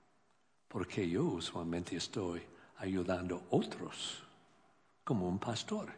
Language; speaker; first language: Spanish; non-native, learner; English